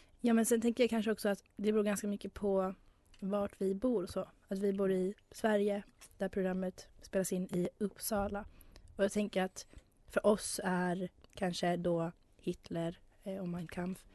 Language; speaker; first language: Swedish; native; Swedish